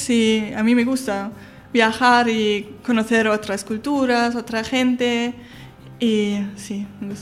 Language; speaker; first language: Spanish; non-native, fluent; German